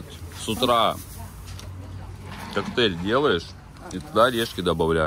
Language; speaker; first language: Russian; native; Russian